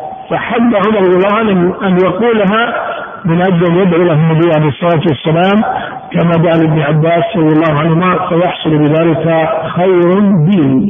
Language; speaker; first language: Arabic; native; Arabic